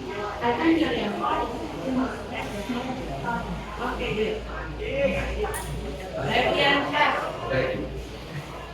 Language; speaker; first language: English; non-native, fluent; Indonesian